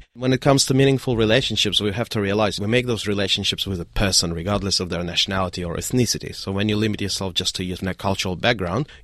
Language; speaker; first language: English; non-native, fluent; Russian